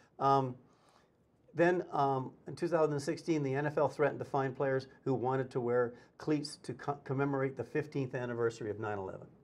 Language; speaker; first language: English; native; English